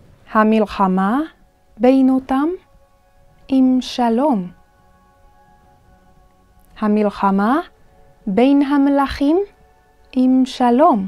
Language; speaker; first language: Hebrew; non-native, fluent; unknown